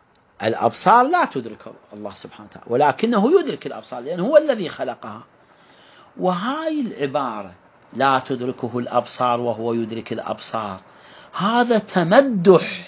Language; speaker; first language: Arabic; native; Arabic